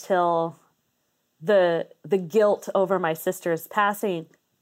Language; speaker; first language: English; native; English